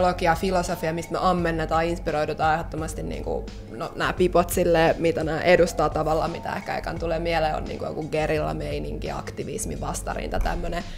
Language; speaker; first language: Finnish; native; Finnish